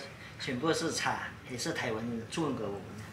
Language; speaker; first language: Chinese; early bilingual, heritage; Chinese